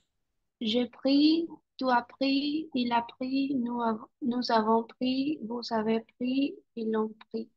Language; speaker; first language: French; non-native, learner; Spanish